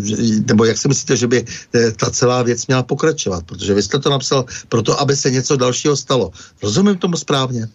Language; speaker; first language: Czech; native; Czech